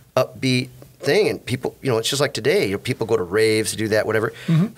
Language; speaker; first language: English; native; English